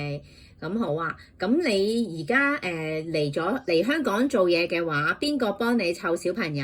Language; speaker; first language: Cantonese; native; Cantonese